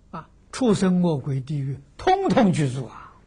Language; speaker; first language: Chinese; native; Chinese